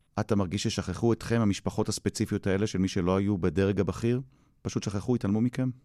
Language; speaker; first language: Hebrew; native; Hebrew